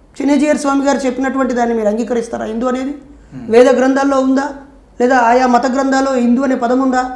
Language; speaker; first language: Telugu; native; Telugu